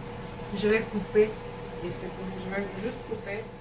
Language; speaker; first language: French; non-native, learner; Russian